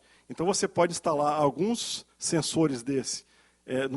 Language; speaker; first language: Portuguese; native; Portuguese